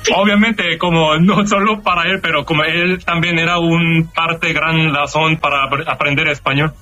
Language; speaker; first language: Spanish; non-native, learner; Korean